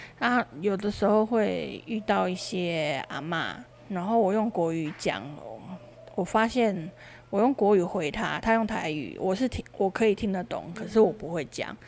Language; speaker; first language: Chinese; native; Chinese